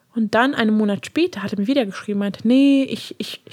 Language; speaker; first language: German; non-native, fluent; Hungarian